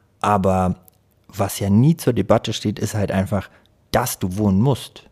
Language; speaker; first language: German; early bilingual, other home language; Russian